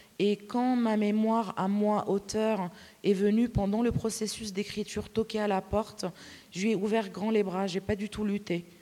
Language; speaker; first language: French; native; French